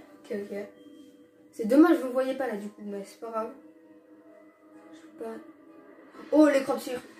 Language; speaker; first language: French; native; French